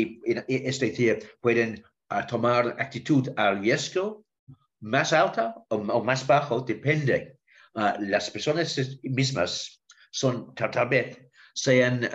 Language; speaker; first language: Spanish; non-native, learner; English